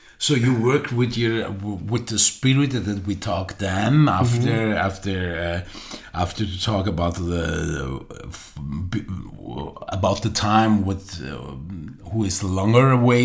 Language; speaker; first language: English; non-native, learner; German